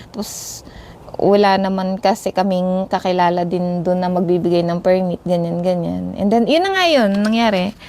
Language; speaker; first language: Filipino; native; Filipino